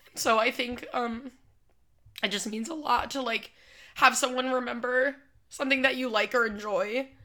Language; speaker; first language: English; native; English